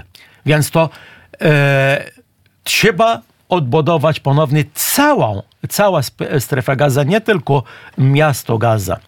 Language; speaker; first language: Polish; non-native, fluent; Arabic